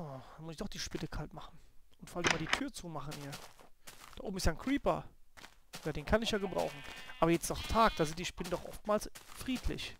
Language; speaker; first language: German; native; German